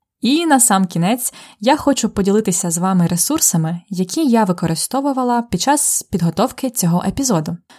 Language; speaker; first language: Ukrainian; native; Ukrainian